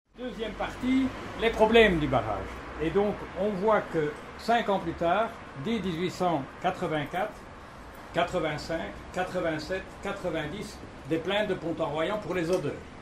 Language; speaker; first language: French; native; French